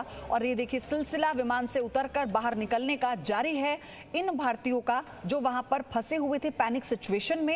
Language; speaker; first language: Hindi; native; Hindi